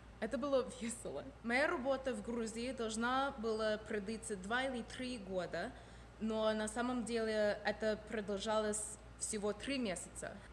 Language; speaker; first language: Russian; non-native, fluent; English